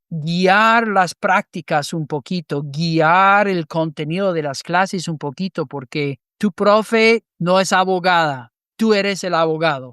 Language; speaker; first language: Spanish; non-native, fluent; English